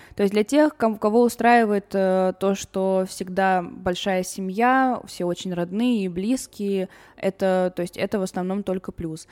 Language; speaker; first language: Russian; early bilingual, other home language; Armenian